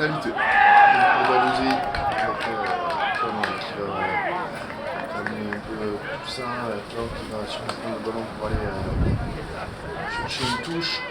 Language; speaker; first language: French; native; French